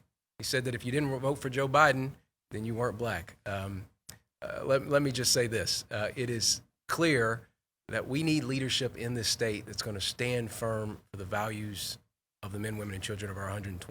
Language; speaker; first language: English; native; English